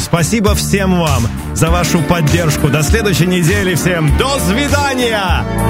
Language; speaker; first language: Russian; native; Russian